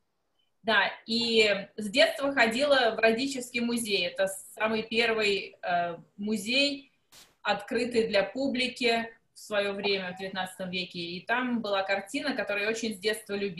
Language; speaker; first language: Russian; native; Russian